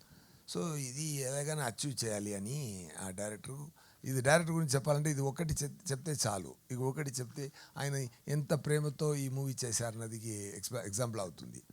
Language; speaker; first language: Telugu; non-native, learner; Tamil